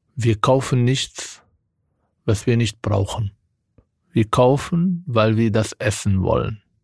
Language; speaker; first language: German; non-native, fluent; Arabic